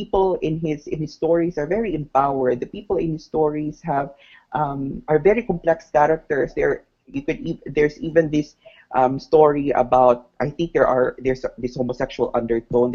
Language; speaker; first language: English; non-native, local second language; Cebuano